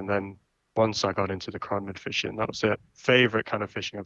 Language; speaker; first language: English; native; English